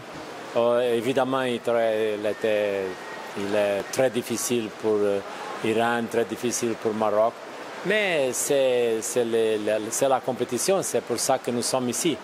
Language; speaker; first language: French; non-native, fluent; Portuguese